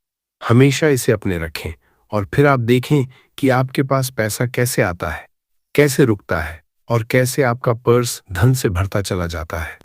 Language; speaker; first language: Hindi; native; Hindi